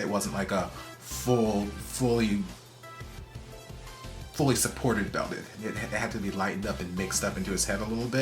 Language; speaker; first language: English; native; English